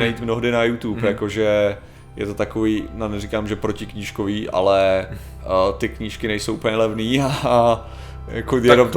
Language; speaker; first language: Czech; native; Czech